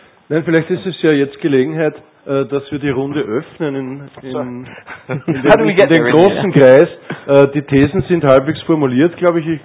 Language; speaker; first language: German; native; German